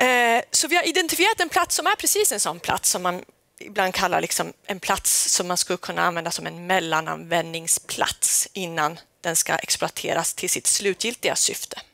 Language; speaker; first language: Swedish; native; Swedish